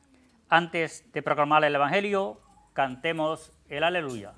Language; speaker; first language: Spanish; native; Spanish